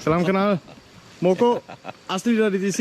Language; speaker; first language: Indonesian; non-native, learner; Danish